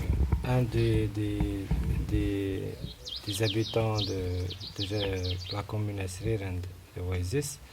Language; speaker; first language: French; non-native, local second language; Arabic